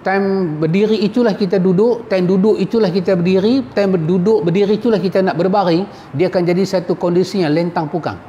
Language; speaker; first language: Malay; native; Malay